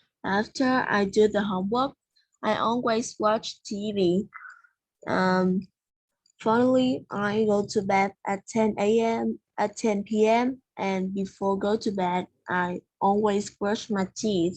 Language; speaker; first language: English; non-native, learner; Vietnamese